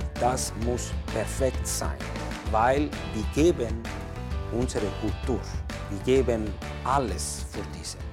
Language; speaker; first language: German; non-native, learner; Italian